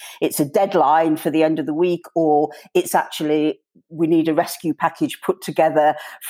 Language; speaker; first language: English; native; English